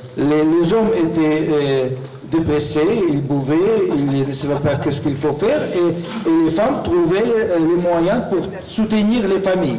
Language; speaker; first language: French; non-native, fluent; Russian